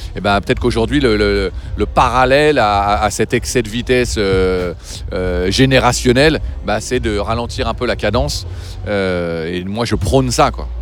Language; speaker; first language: French; native; French